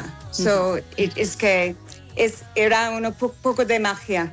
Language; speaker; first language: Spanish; non-native, learner; English